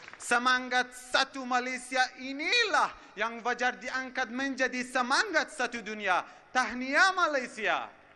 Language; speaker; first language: Malay; non-native, fluent; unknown